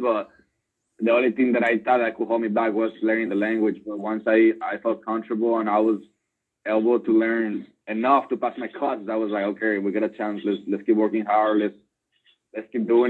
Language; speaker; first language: English; non-native, fluent; Spanish